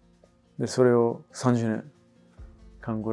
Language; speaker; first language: Japanese; non-native, fluent; English